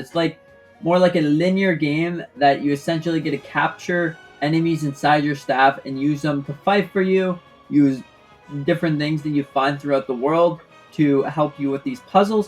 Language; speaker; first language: English; native; English